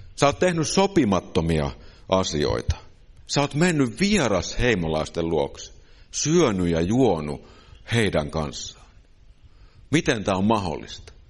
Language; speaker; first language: Finnish; native; Finnish